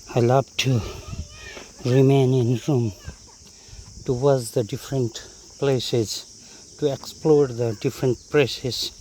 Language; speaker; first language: English; non-native, learner; Nepali